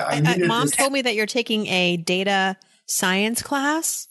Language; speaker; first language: English; native; English